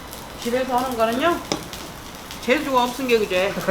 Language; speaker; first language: Korean; native; Korean